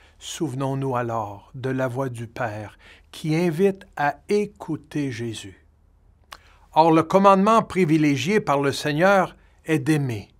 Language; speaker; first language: French; native; French